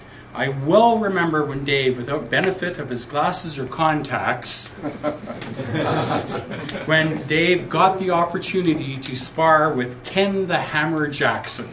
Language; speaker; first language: English; native; English